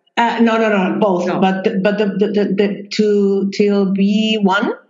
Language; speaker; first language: English; non-native, fluent; Spanish